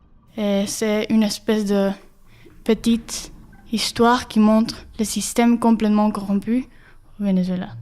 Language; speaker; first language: French; non-native, fluent; Spanish